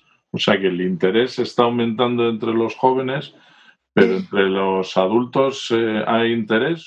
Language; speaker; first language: Spanish; native; Spanish